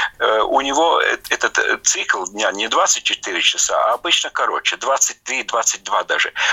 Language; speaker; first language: Russian; non-native, local second language; Latvian